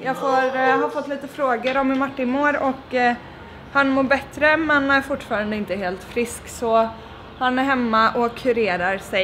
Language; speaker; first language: Swedish; native; Swedish